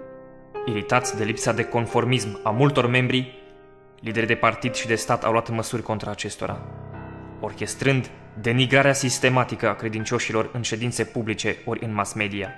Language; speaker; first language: Romanian; native; Romanian